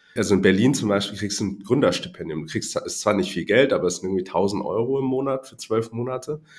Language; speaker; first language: German; non-native, fluent; Cantonese